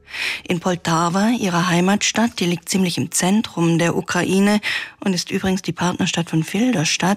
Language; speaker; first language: German; native; German